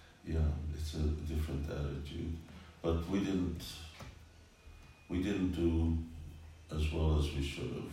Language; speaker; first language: English; native; English